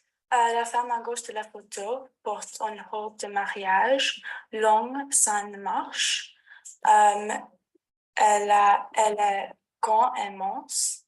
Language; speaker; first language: French; non-native, learner; English